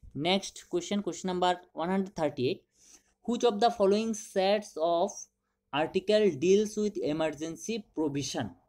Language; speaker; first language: English; non-native, local second language; Bangla